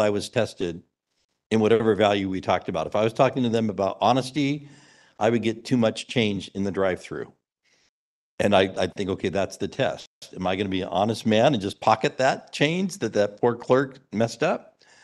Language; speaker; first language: English; native; English